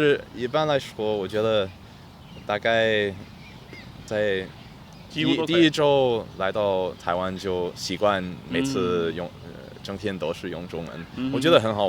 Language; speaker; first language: Chinese; early bilingual, heritage; English